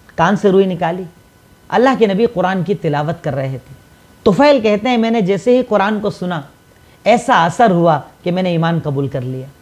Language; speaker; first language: Hindi; native; Hindi